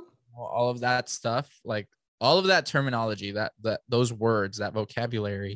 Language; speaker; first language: English; early bilingual, other home language; Spanish